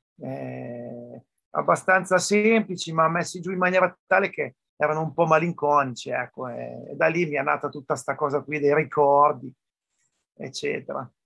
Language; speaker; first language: Italian; native; Italian